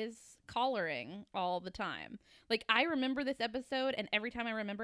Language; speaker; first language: English; native; English